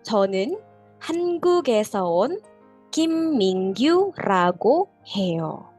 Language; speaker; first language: Korean; non-native, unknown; Indonesian